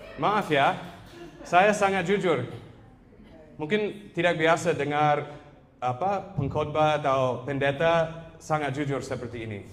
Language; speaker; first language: Indonesian; non-native, fluent; English